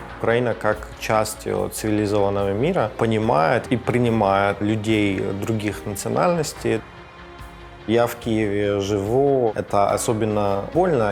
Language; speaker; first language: Russian; non-native, fluent; Persian